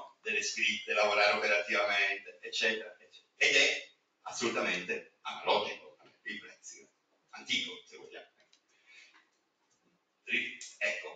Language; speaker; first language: Italian; native; Italian